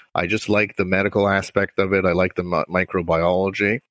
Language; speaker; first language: English; native; English